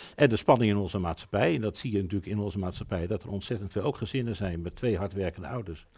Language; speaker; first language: Dutch; native; Dutch